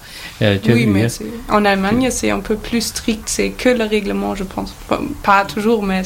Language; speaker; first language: French; non-native, learner; German